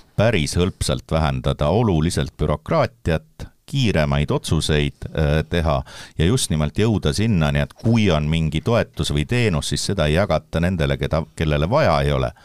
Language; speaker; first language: Estonian; native; Estonian